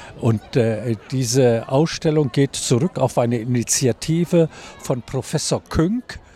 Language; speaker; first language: German; native; German